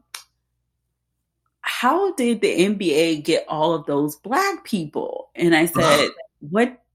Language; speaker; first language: English; native; English